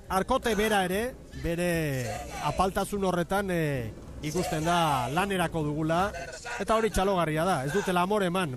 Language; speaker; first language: Basque; native; Basque